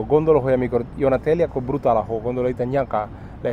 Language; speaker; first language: Hungarian; non-native, learner; English